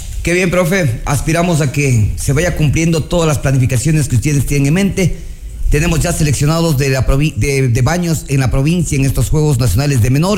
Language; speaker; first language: Spanish; native; Spanish